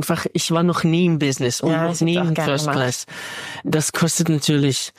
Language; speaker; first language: German; non-native, fluent; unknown